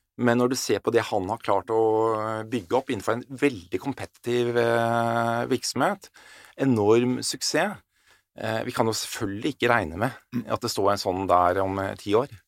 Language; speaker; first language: Norwegian; native; Norwegian